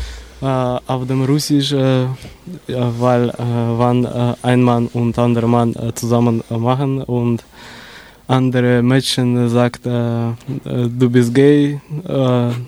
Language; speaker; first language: German; non-native, learner; Russian